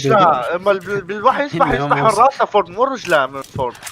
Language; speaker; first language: Arabic; native; Arabic